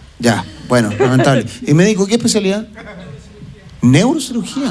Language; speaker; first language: Spanish; native; Spanish